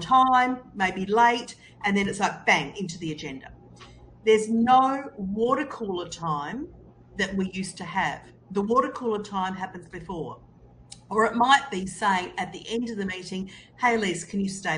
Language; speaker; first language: English; native; English